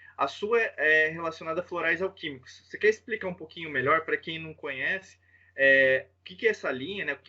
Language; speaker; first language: Portuguese; native; Portuguese